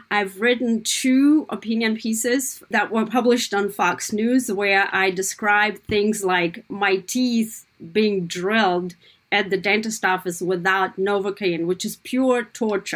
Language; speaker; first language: English; non-native, fluent; Kazakh